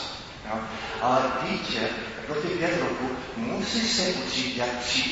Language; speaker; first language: Czech; non-native, fluent; English